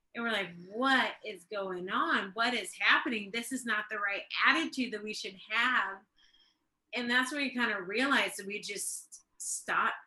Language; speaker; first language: English; early bilingual, other home language; Swedish